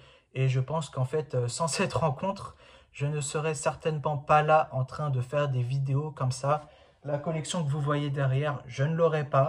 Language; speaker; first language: French; native; French